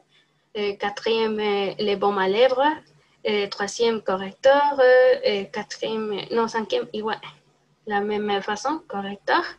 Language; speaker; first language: French; non-native, learner; Spanish